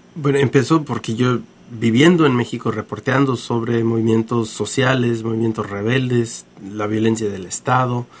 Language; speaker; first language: Spanish; non-native, fluent; English